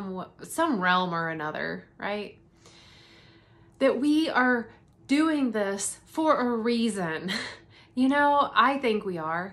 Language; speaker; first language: English; native; English